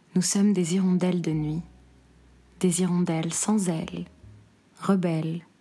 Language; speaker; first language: French; non-native, local second language; Arabic